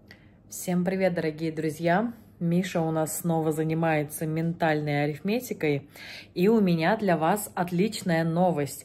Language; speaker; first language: Russian; native; Russian